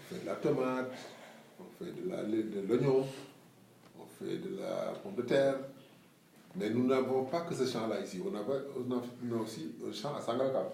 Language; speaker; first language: French; non-native, local second language; Wolof